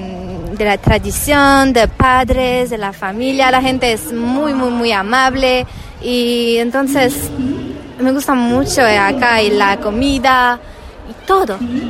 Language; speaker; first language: Spanish; non-native, learner; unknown